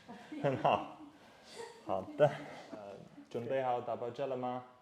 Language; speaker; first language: Chinese; non-native, fluent; English